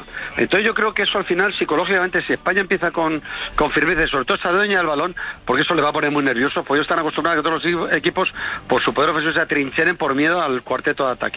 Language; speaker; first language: Spanish; native; Spanish